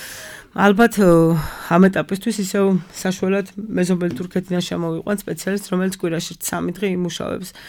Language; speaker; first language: Georgian; native; Georgian